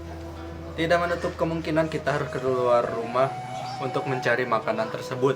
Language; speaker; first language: Indonesian; native; Indonesian